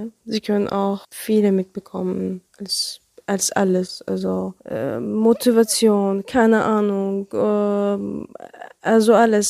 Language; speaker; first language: German; non-native, learner; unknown